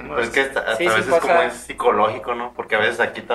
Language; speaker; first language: Spanish; native; Spanish